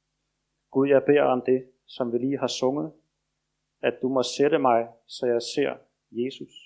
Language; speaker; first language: Danish; native; Danish